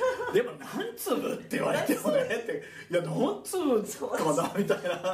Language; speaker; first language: Japanese; native; Japanese